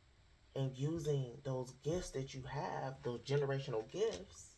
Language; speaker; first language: English; native; English